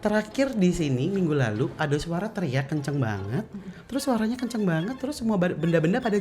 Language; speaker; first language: Indonesian; native; Indonesian